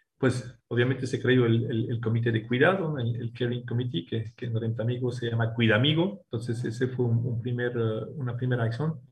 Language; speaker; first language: Spanish; non-native, fluent; French